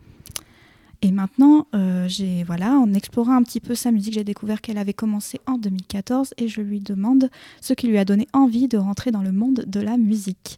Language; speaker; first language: French; native; French